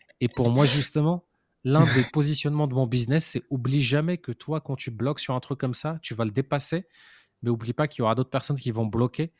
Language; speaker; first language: French; non-native, local second language; Arabic